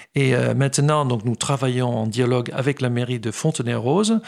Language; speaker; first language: French; non-native, fluent; Dutch